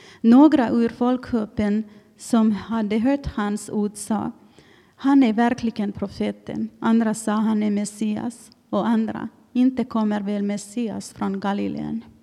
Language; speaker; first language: Swedish; non-native, fluent; Finnish